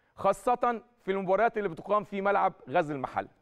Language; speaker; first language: Arabic; native; Arabic